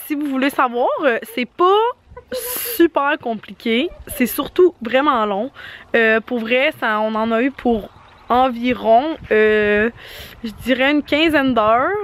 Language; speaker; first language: French; native; French